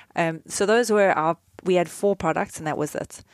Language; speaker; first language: English; native; English